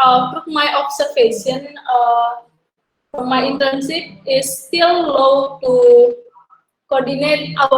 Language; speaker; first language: English; non-native, learner; Indonesian